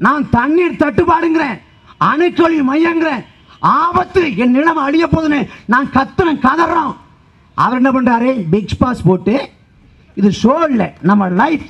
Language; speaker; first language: Tamil; native; Tamil